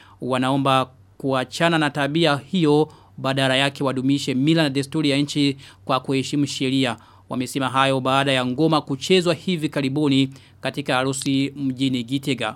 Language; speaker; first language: Swahili; non-native, local second language; Rundi